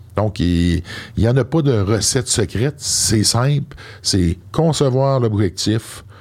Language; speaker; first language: French; native; French